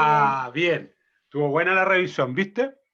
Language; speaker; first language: Spanish; native; Spanish